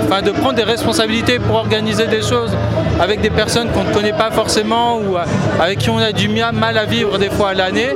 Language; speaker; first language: French; native; French